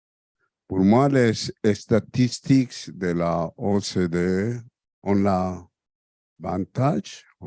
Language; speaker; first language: French; non-native, fluent; Spanish